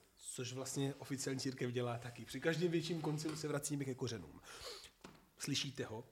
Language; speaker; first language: Czech; non-native, fluent; Italian